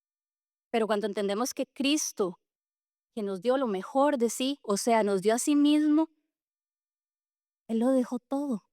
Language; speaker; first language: Spanish; native; Spanish